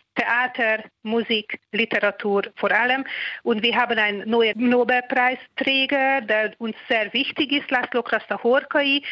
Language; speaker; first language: German; non-native, fluent; Hungarian